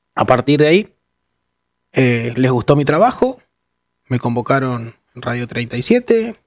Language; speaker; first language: Spanish; native; Spanish